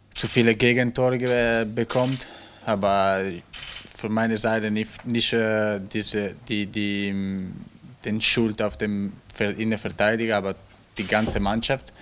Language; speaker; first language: German; non-native, learner; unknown